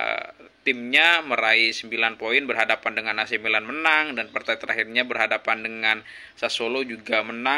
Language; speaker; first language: Indonesian; native; Indonesian